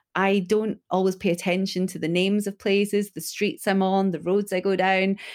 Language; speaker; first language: English; early bilingual, other home language; Urdu